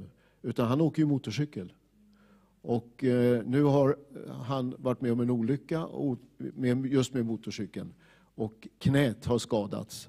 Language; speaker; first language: Swedish; native; Swedish